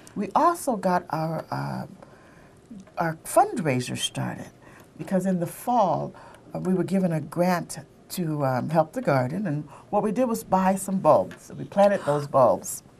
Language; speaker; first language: English; native; English